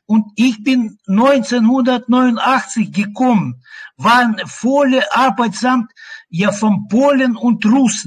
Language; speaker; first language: German; non-native, learner; Russian